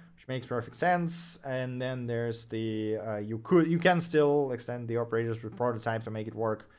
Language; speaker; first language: English; non-native, fluent; Russian